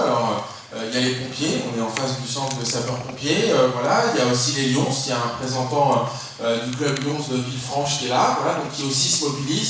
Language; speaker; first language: French; native; French